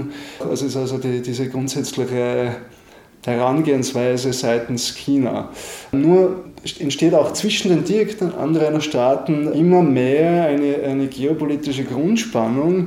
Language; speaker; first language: German; native; German